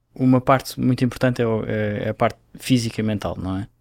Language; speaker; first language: Portuguese; native; Portuguese